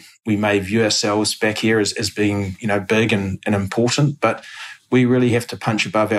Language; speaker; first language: English; native; English